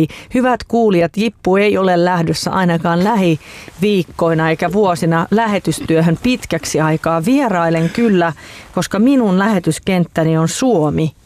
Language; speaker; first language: Finnish; native; Finnish